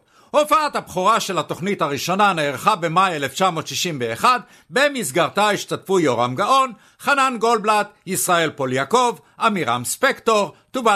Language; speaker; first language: Hebrew; native; Hebrew